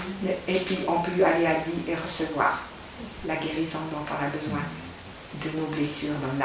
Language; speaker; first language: French; native; French